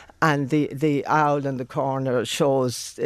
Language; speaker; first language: English; non-native, local second language; Irish